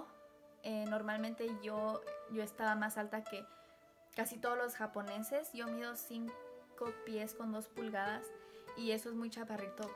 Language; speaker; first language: Spanish; early bilingual, heritage; Spanish